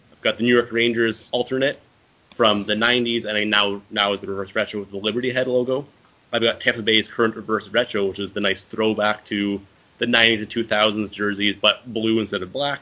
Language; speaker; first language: English; native; English